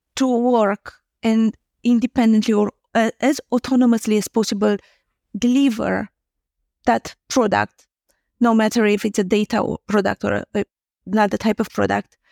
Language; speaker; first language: English; non-native, fluent; Romanian